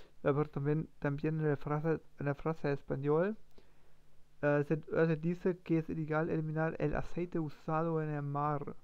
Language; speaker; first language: Spanish; non-native, learner; German